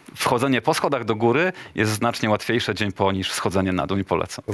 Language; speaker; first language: Polish; native; Polish